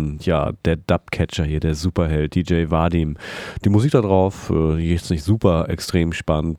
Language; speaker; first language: German; native; German